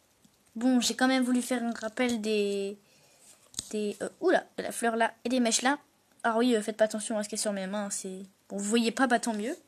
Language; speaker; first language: French; native; French